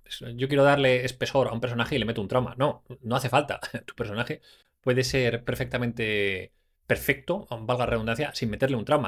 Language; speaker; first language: Spanish; native; Spanish